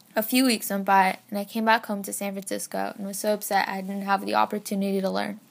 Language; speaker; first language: English; native; English